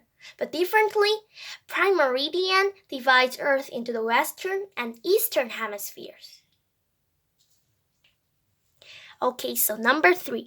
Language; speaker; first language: English; non-native, fluent; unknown